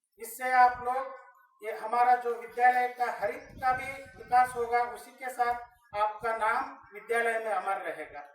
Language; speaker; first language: Hindi; non-native, local second language; Kannada